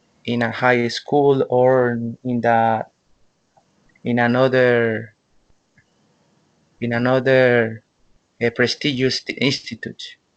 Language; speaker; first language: English; non-native, learner; Spanish